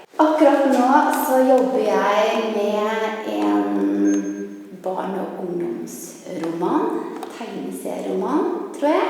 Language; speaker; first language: Norwegian; early bilingual, other home language; Vietnamese